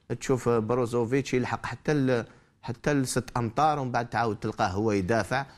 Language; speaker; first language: Arabic; native; Arabic